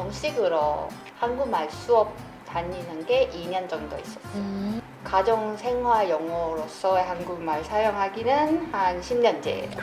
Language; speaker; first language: Korean; non-native, learner; Chinese